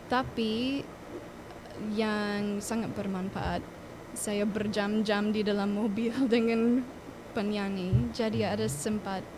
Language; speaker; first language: Indonesian; non-native, fluent; English